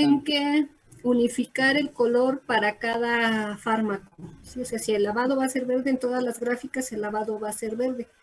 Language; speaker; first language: Spanish; native; Spanish